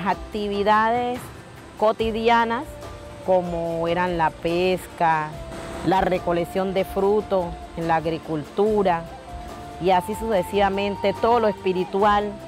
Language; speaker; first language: Spanish; native; Spanish